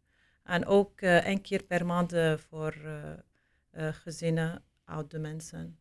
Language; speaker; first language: Dutch; non-native, learner; Arabic